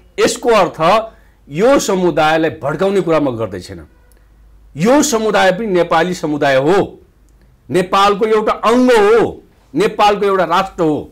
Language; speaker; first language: Nepali; non-native, local second language; Dangaura Tharu